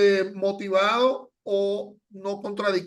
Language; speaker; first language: Spanish; native; Spanish